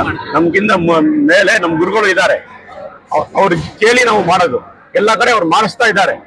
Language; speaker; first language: Kannada; non-native, local second language; Urdu